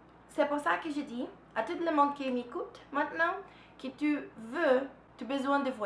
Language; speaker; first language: French; non-native, learner; Portuguese